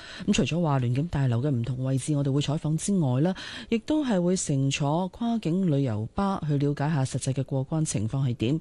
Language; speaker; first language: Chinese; non-native, local second language; Cantonese